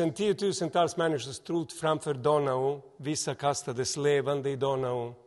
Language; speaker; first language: Swedish; non-native, fluent; Serbian